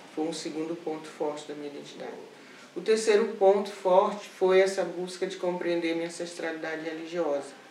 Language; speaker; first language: Portuguese; native; Portuguese